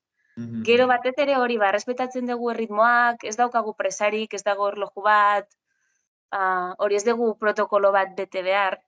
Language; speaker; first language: Basque; non-native, local second language; Spanish